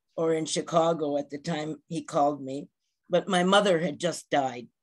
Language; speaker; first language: English; native; English